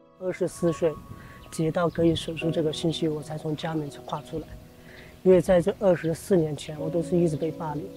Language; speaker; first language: Chinese; early bilingual, heritage; Chinese